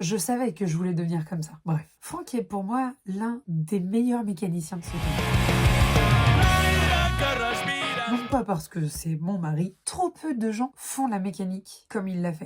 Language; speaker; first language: French; native; French